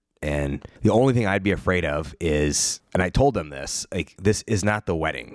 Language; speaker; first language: English; native; English